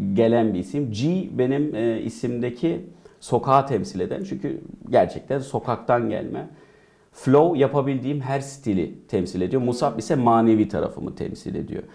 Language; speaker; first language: Turkish; early bilingual, heritage; Turkish